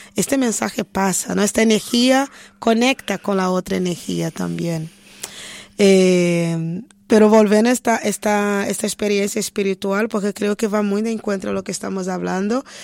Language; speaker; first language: Spanish; non-native, fluent; Portuguese